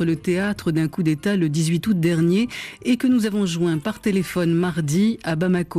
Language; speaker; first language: French; native; French